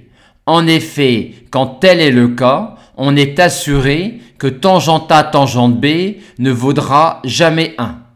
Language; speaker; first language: French; native; French